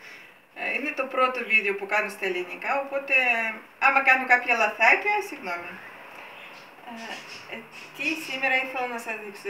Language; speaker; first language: Greek; non-native, fluent; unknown